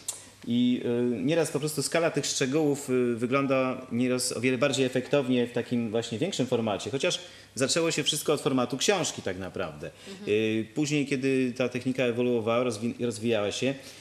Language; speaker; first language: Polish; native; Polish